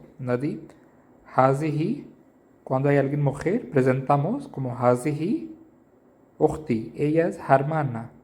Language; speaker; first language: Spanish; non-native, learner; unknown